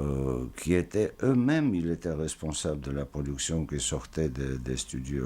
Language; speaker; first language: French; non-native, fluent; Georgian